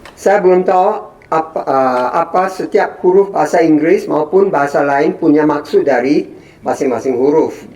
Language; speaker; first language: Indonesian; non-native, fluent; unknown